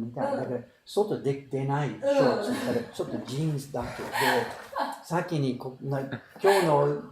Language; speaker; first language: Japanese; non-native, fluent; English